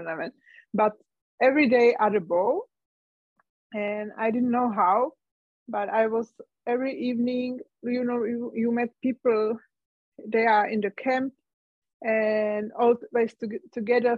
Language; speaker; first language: English; non-native, learner; Czech